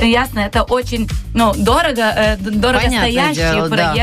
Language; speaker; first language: Russian; non-native, local second language; Polish